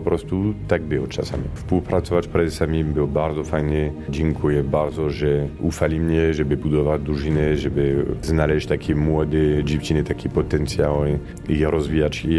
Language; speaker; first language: Polish; non-native, fluent; Italian